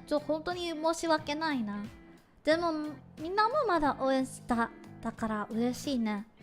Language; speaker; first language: Japanese; non-native, learner; English